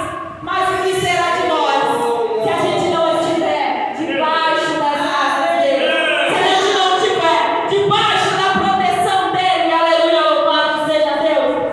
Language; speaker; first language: Portuguese; native; Portuguese